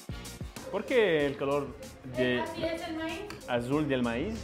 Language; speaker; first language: Spanish; non-native, learner; English